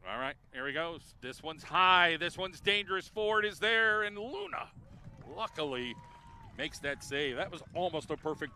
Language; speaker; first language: English; native; English